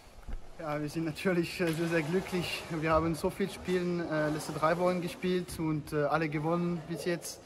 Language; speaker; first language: German; non-native, fluent; French